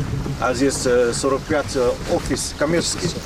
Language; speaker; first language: Russian; non-native, local second language; Kyrgyz